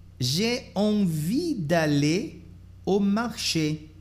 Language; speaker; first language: French; non-native, fluent; Portuguese